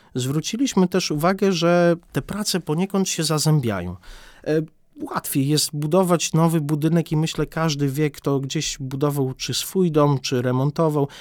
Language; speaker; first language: Polish; native; Polish